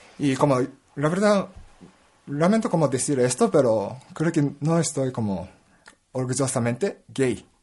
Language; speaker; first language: Spanish; non-native, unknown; Japanese